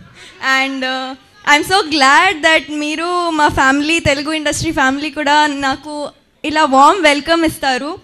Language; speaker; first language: Telugu; non-native, fluent; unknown